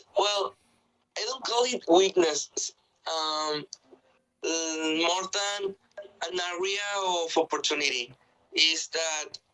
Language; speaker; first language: English; non-native, learner; Spanish